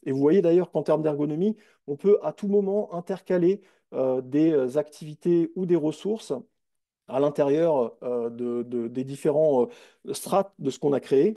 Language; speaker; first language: French; native; French